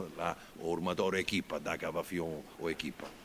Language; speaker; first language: Romanian; non-native, learner; Italian